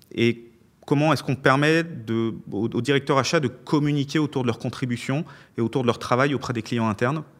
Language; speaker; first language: French; native; French